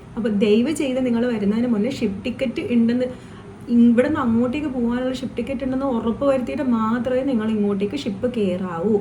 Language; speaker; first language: Malayalam; non-native, local second language; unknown